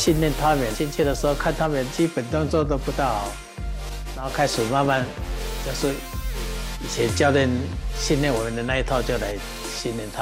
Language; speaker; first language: Chinese; native; Chinese